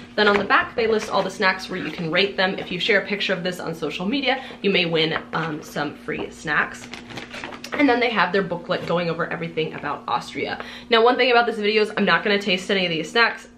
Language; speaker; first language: English; native; English